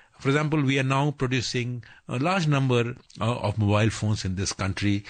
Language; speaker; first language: English; non-native, local second language; Bangla